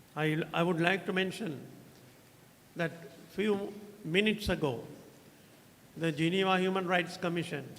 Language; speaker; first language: English; non-native, local second language; Sinhala